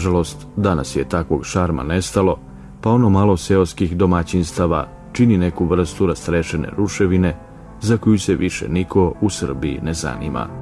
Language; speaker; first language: Bosnian; native; Bosnian